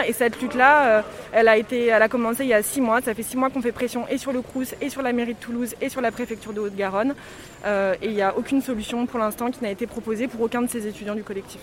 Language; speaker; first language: French; native; French